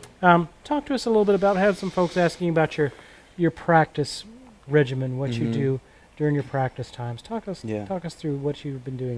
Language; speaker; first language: English; native; English